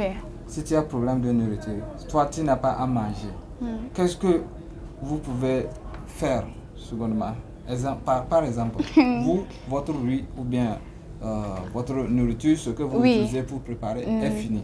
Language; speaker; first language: French; non-native, learner; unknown